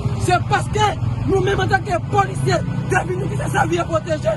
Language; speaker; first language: Haitian Creole; native; Haitian Creole